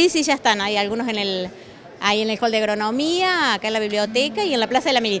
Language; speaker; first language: Spanish; native; Spanish